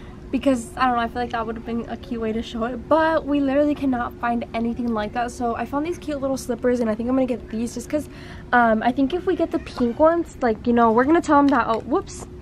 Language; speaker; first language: English; early bilingual, other home language; Spanish